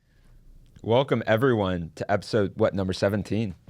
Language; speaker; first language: English; native; English